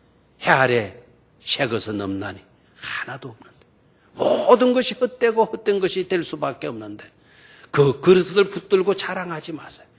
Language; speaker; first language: Korean; native; Korean